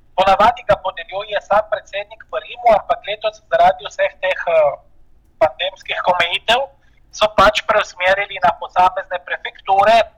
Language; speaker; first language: Slovenian; native; Slovenian